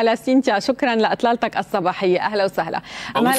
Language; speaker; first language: Arabic; native; Arabic